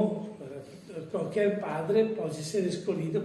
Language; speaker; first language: Portuguese; non-native, fluent; Italian